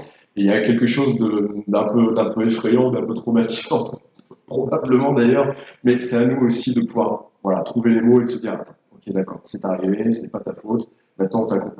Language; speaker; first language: French; native; French